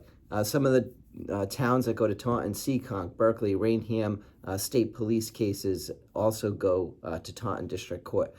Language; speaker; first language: English; native; English